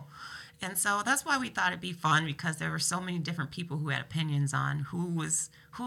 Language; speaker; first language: English; native; English